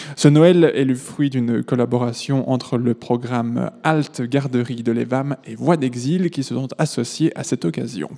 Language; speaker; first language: French; native; French